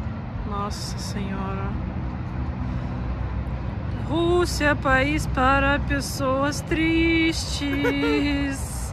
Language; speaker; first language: Portuguese; non-native, fluent; Russian